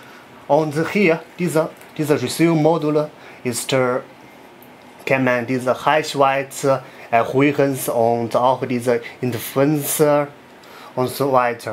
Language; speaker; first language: German; non-native, learner; Chinese